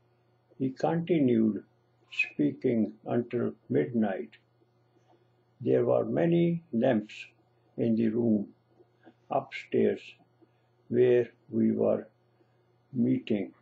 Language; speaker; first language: English; non-native, local second language; Punjabi